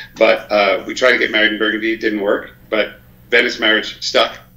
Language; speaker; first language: English; native; English